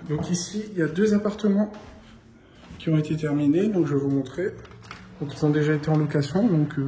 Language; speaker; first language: French; native; French